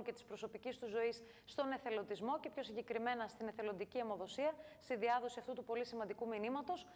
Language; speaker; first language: Greek; native; Greek